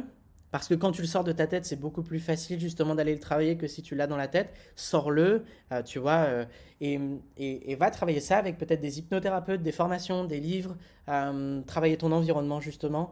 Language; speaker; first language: French; native; French